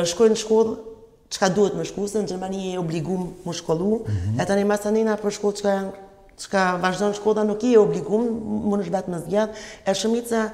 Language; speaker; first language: Albanian; early bilingual, other home language; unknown